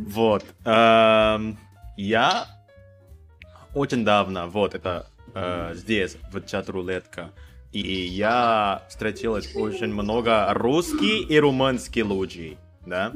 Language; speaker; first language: Russian; non-native, learner; Indonesian